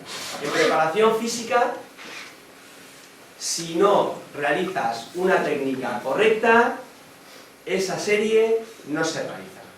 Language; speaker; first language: Spanish; native; Spanish